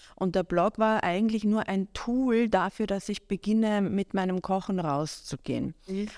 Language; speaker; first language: German; early bilingual, other home language; Persian